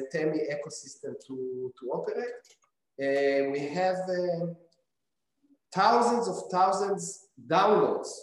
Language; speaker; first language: English; non-native, fluent; Hebrew